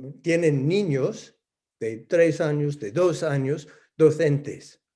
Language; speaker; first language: Spanish; non-native, fluent; English